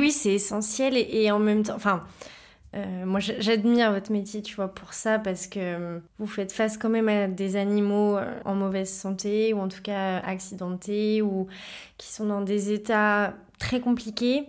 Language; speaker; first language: French; native; French